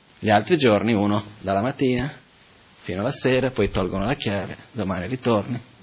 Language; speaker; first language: Italian; non-native, fluent; Portuguese